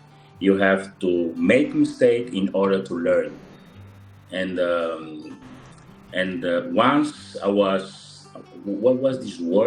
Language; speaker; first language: English; non-native, learner; Portuguese